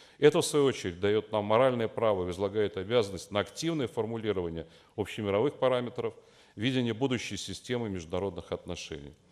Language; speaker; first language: Russian; native; Russian